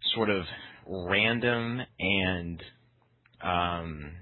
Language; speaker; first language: English; early bilingual, other home language; Chinese